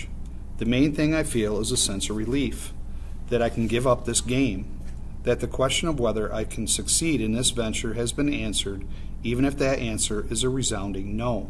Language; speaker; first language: English; native; English